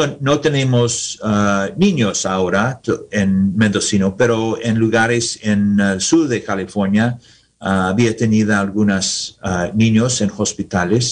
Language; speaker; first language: Spanish; non-native, learner; English